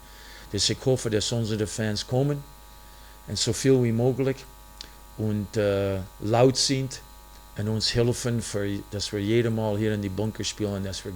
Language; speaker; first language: German; non-native, fluent; English